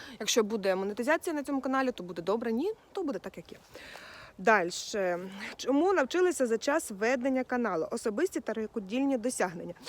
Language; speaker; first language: Ukrainian; non-native, local second language; Russian